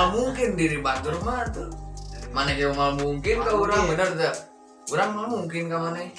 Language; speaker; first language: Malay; non-native, local second language; Sundanese